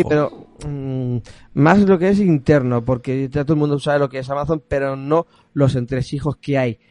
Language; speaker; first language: Spanish; native; Spanish